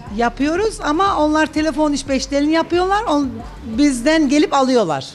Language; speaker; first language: Turkish; native; Turkish